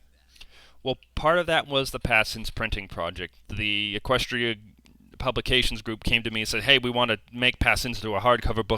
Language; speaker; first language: English; native; English